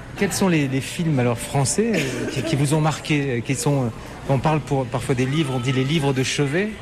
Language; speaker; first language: French; native; French